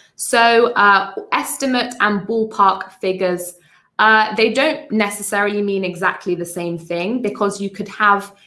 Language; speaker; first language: English; native; English